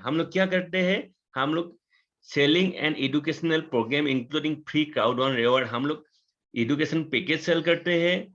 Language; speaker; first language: Hindi; non-native, local second language; Assamese